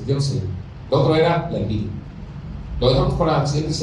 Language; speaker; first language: Spanish; native; Spanish